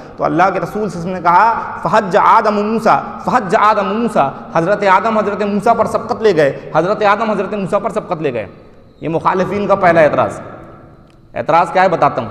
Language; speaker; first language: Urdu; native; Urdu